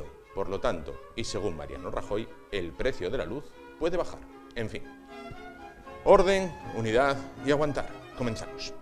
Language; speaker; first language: Spanish; native; Spanish